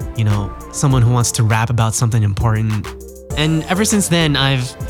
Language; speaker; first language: English; native; English